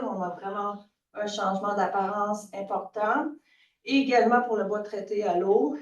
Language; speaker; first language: French; native; French